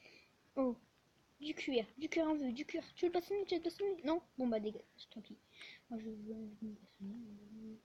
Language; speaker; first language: French; native; French